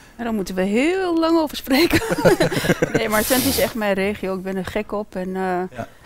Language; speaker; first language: Dutch; early bilingual, other home language; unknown